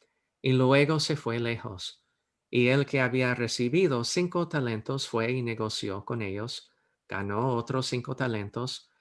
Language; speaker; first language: Spanish; non-native, fluent; English